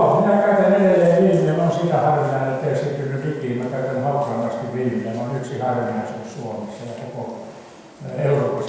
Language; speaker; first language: Finnish; native; Finnish